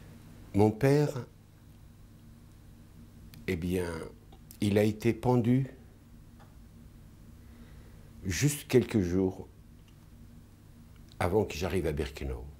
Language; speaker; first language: French; non-native, fluent; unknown